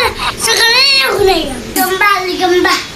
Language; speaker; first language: Arabic; native; Arabic